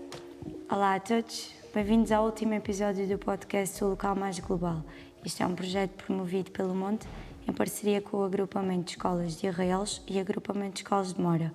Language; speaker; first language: Portuguese; native; Portuguese